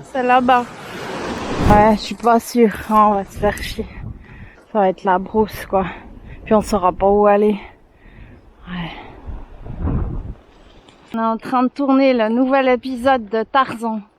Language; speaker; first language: French; native; French